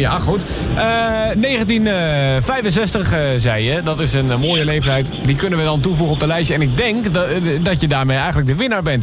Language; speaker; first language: Dutch; native; Dutch